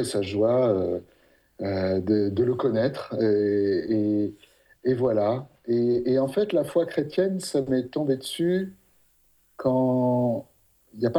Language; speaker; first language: French; native; French